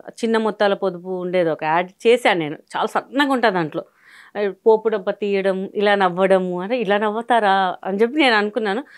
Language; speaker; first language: Telugu; non-native, local second language; Hindi